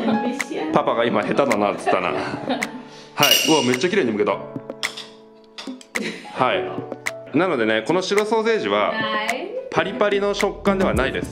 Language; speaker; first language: Japanese; native; Japanese